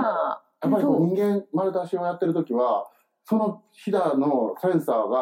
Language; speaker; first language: Japanese; native; Japanese